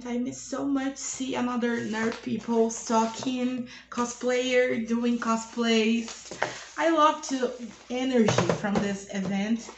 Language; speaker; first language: English; non-native, learner; Portuguese